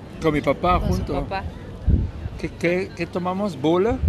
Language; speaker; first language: Spanish; non-native, learner; German